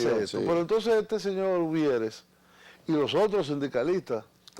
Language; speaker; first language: Spanish; native; Spanish